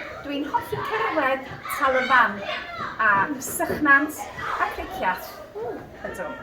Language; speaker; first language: Welsh; non-native, learner; English